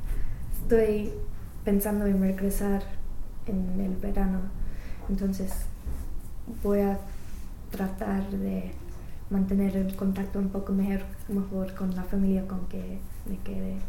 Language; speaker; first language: Spanish; non-native, learner; English